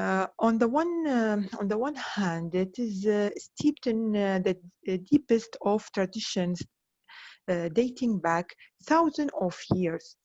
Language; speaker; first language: English; non-native, learner; Arabic